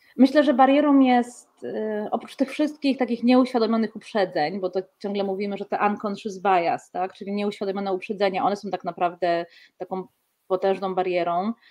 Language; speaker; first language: Polish; native; Polish